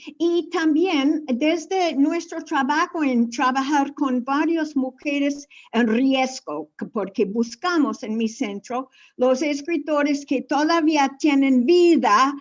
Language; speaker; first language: Spanish; non-native, fluent; English